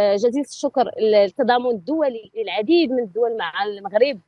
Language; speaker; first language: Arabic; native; Arabic